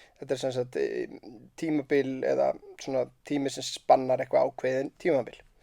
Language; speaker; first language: Icelandic; native; Icelandic